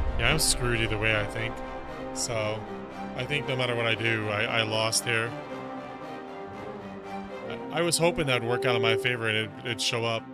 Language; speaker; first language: English; native; English